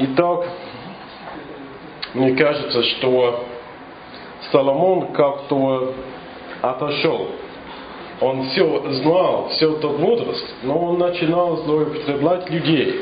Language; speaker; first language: Russian; non-native, fluent; English